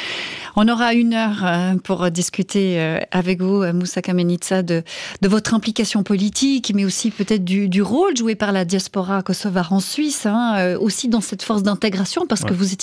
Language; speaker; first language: French; native; French